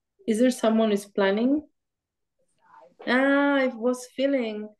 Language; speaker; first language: English; non-native, fluent; Italian